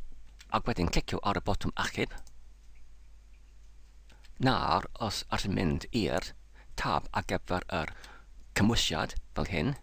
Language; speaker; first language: Welsh; non-native, learner; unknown